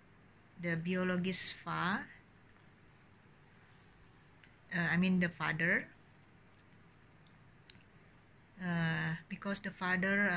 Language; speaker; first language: English; non-native, learner; Indonesian